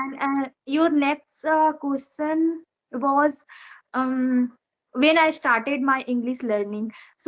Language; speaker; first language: English; non-native, learner; Odia